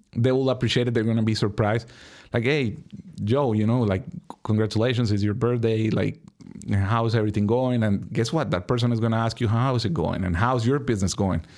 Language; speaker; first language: English; non-native, fluent; Spanish